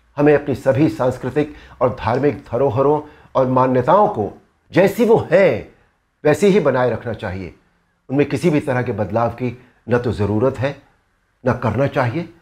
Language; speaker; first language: Hindi; native; Hindi